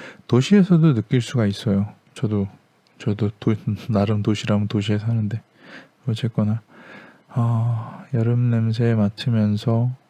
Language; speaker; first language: Korean; native; Korean